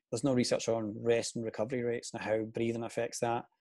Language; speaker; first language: English; native; English